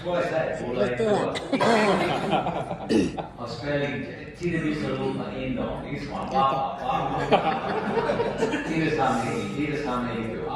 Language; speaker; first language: Indonesian; non-native, learner; English